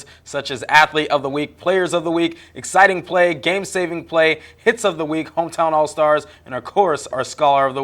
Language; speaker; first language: English; native; English